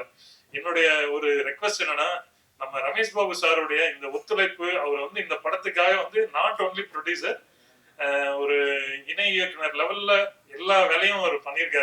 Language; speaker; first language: Tamil; native; Tamil